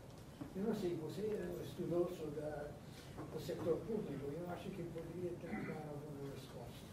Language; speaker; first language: Portuguese; non-native, fluent; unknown